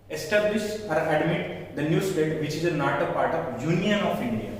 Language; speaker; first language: English; non-native, local second language; Marathi